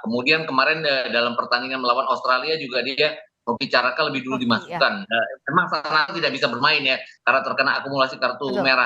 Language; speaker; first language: Indonesian; native; Indonesian